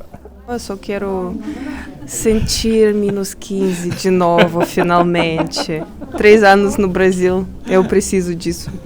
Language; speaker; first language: Portuguese; non-native, fluent; Russian